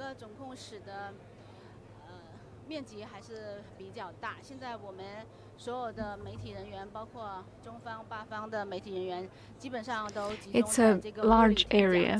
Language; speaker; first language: Chinese; native; Chinese